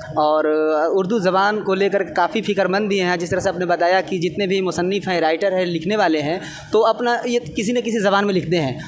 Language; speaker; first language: Urdu; non-native, local second language; Hindi